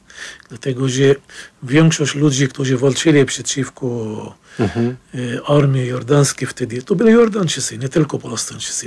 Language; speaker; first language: Polish; non-native, fluent; Arabic